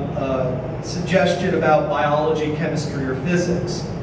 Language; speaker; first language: English; native; English